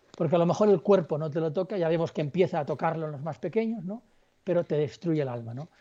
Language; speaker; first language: Spanish; native; Spanish